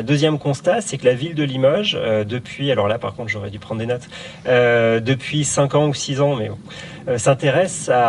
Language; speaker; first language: French; native; French